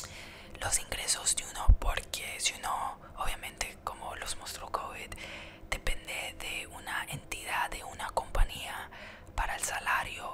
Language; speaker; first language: Spanish; early bilingual, heritage; Spanish